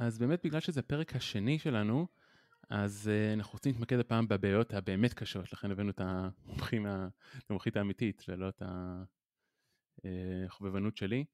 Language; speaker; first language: Hebrew; native; Hebrew